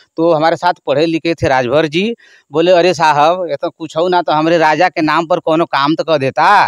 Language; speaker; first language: Hindi; native; Hindi